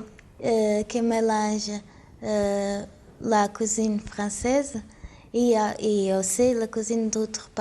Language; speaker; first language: French; non-native, fluent; Portuguese